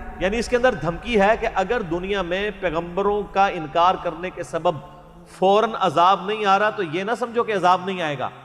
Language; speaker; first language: Urdu; non-native, local second language; Punjabi